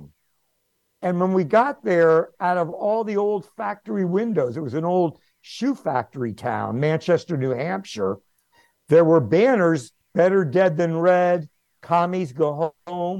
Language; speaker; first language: English; native; English